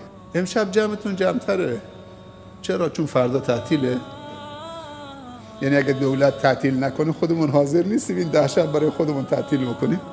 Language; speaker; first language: Persian; native; Persian